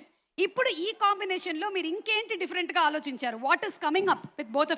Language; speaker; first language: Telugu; native; Telugu